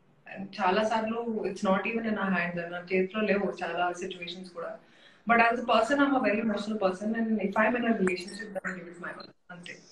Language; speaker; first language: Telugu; non-native, fluent; Hindi